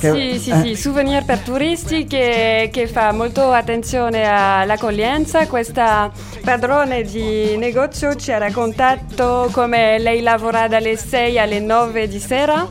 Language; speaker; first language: Italian; non-native, learner; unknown